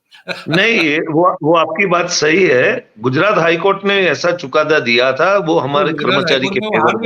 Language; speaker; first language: Hindi; non-native, local second language; Gujarati